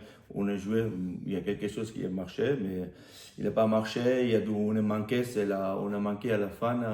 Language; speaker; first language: French; non-native, learner; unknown